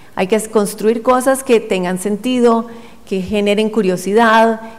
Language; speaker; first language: Spanish; native; Spanish